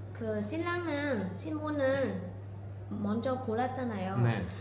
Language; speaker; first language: Korean; non-native, learner; Vietnamese